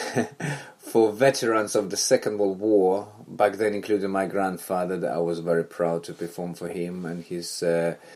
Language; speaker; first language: English; non-native, fluent; Belarusian